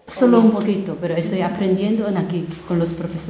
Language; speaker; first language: Spanish; non-native, learner; Korean